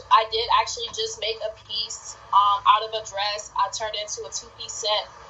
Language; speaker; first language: English; native; English